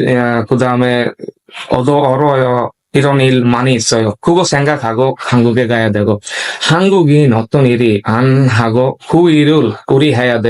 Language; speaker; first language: Korean; non-native, learner; Bangla